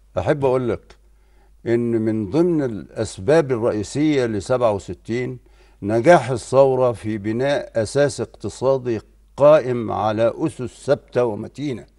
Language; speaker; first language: Arabic; native; Arabic